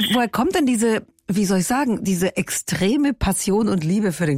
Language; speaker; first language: German; native; German